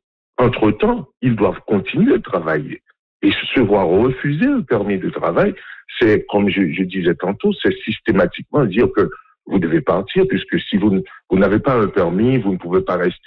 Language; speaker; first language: French; non-native, local second language; Haitian Creole